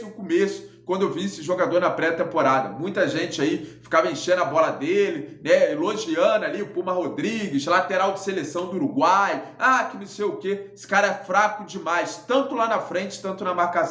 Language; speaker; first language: Portuguese; native; Portuguese